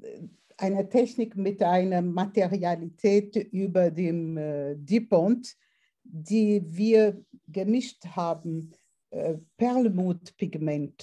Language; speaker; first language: German; non-native, fluent; Portuguese